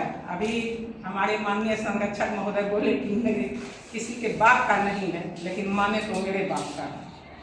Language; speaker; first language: Hindi; native; Hindi